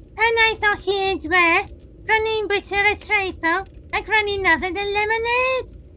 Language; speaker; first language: Welsh; non-native, learner; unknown